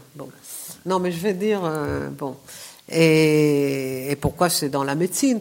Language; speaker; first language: French; non-native, fluent; Hebrew